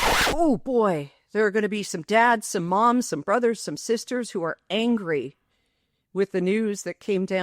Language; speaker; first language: English; native; English